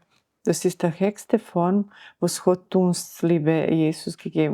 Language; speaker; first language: German; non-native, learner; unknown